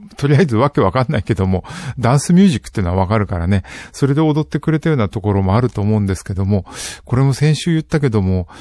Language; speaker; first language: Japanese; native; Japanese